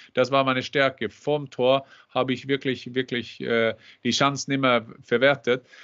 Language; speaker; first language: German; non-native, fluent; Norwegian